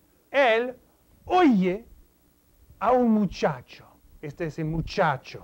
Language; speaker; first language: Spanish; non-native, fluent; English